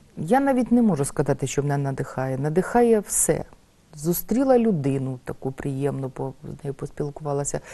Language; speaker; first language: Ukrainian; native; Ukrainian